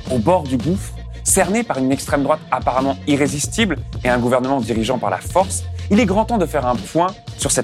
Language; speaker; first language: French; native; French